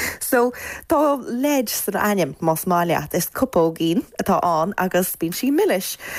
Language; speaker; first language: Irish; native; Irish